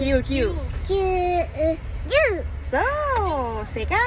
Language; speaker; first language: Japanese; non-native, fluent; Thai